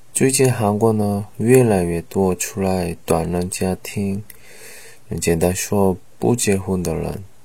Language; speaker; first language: Chinese; non-native, learner; Korean